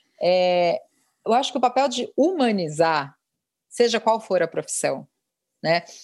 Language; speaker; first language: Portuguese; native; Portuguese